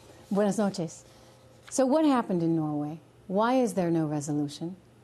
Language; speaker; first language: English; native; English